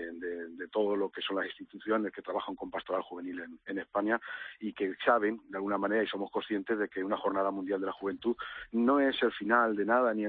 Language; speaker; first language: Spanish; native; Spanish